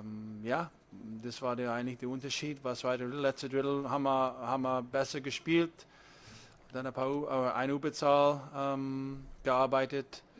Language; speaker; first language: German; non-native, fluent; English